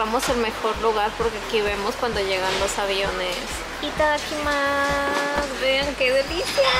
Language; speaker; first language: Spanish; native; Spanish